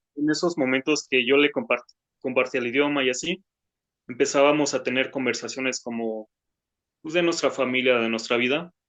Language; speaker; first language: Spanish; native; Spanish